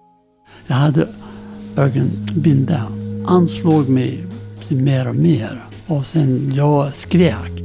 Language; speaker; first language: Swedish; non-native, learner; Persian